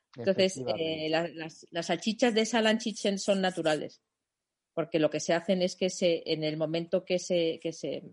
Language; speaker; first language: Spanish; non-native, fluent; German